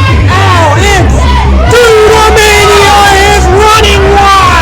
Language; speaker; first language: English; native; English